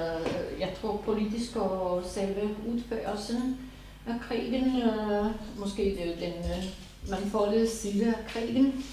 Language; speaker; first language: Danish; non-native, fluent; Serbian